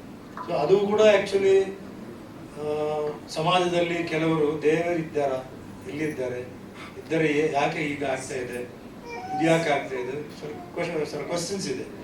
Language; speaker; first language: Kannada; non-native, fluent; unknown